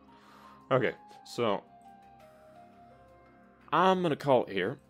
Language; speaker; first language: English; native; English